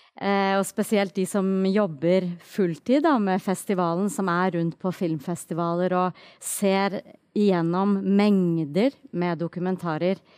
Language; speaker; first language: Norwegian; native; Norwegian